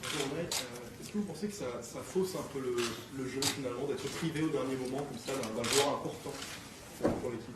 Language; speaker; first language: French; native; French